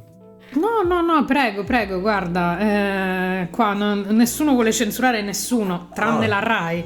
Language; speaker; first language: Italian; native; Italian